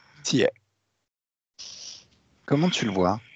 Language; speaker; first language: French; native; French